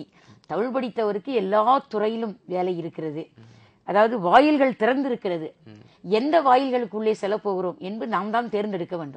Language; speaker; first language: Tamil; native; Tamil